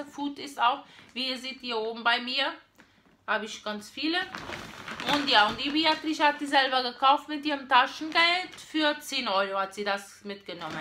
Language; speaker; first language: German; non-native, fluent; Portuguese